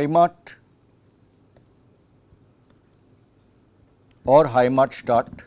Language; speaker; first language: German; non-native, fluent; Hindi